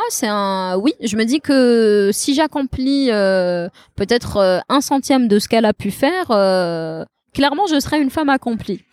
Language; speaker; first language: French; non-native, local second language; Kabyle